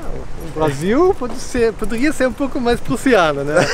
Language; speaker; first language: Portuguese; non-native, fluent; German